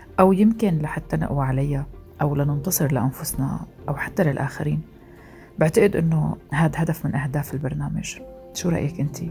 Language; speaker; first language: Arabic; native; Arabic